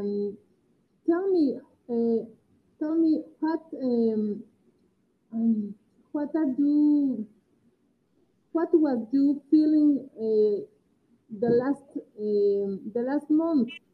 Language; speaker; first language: English; non-native, learner; Spanish